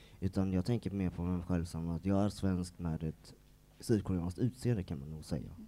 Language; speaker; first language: Swedish; native; Swedish